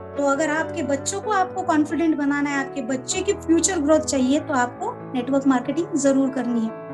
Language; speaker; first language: Hindi; non-native, local second language; Marathi